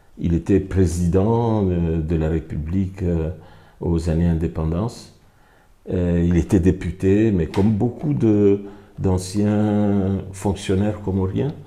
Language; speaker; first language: French; non-native, local second language; Ngazidja Comorian